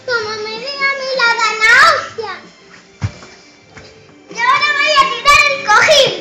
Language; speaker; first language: Spanish; native; Spanish